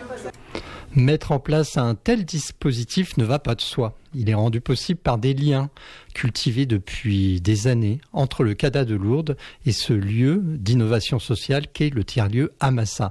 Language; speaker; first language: French; native; French